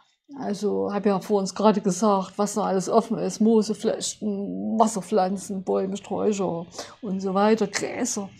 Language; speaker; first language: German; native; German